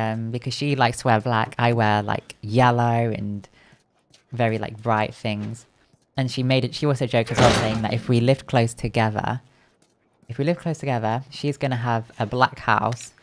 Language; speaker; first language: English; native; English